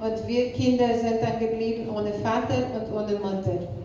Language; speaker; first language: German; non-native, fluent; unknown